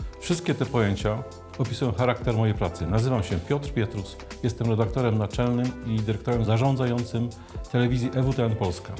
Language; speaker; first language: Polish; native; Polish